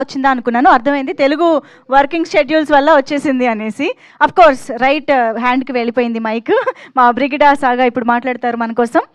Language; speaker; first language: Telugu; native; Telugu